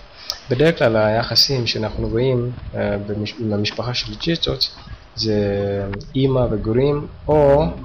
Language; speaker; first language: Hebrew; non-native, fluent; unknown